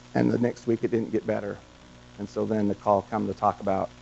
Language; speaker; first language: English; native; English